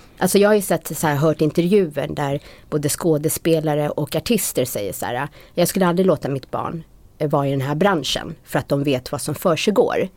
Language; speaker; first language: Swedish; native; Swedish